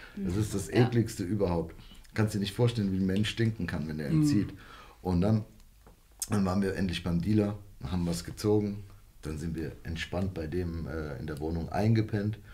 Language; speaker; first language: German; early bilingual, other home language; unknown